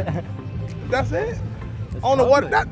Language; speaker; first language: English; native; English